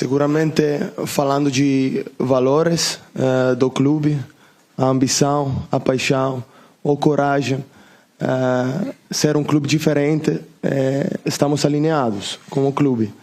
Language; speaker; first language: Portuguese; non-native, learner; Italian